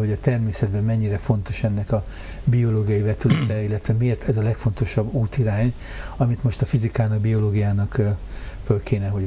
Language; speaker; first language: Hungarian; native; Hungarian